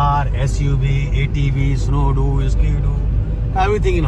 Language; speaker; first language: English; non-native, local second language; Hindi